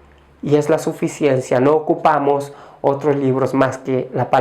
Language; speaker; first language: Spanish; native; Spanish